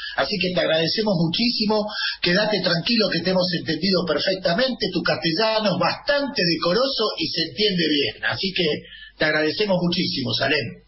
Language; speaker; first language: Spanish; native; Spanish